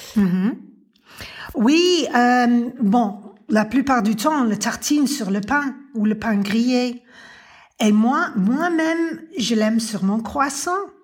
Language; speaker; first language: French; non-native, fluent; English